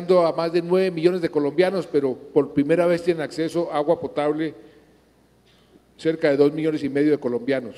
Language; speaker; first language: Spanish; native; Spanish